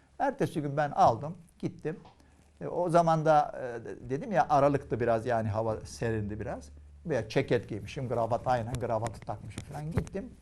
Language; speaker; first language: Turkish; non-native, fluent; Arabic